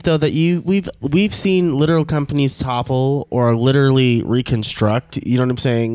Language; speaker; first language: English; native; English